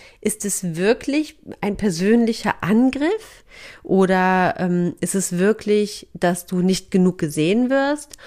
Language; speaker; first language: German; native; German